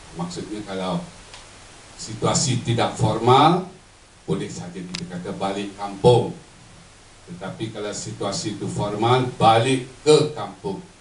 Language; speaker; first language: Malay; native; Malay